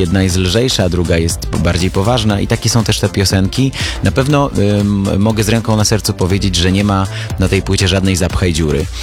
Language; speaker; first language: Polish; early bilingual, other home language; Armenian